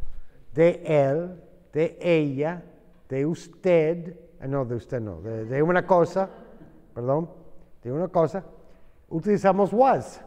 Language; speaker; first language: Spanish; non-native, fluent; English